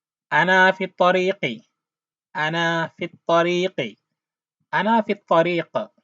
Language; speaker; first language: Arabic; non-native, fluent; Wolof